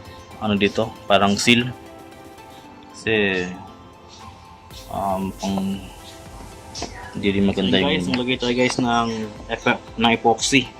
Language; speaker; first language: Filipino; native; Filipino